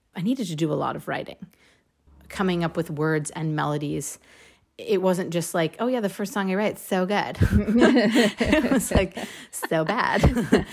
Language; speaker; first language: English; native; English